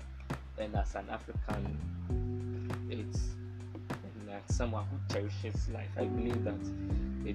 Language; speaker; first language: English; non-native, local second language; Akan